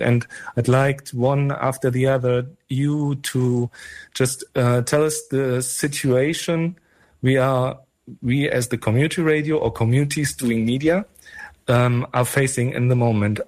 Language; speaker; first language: English; non-native, fluent; German